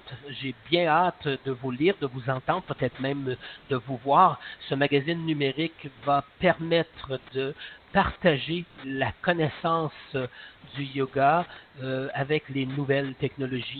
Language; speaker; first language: French; native; French